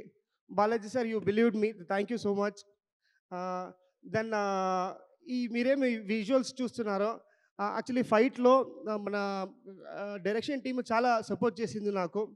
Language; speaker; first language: Telugu; non-native, local second language; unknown